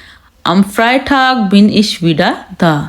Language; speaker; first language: German; non-native, fluent; Urdu